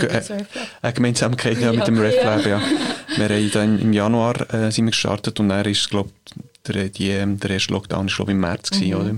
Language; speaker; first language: German; native; German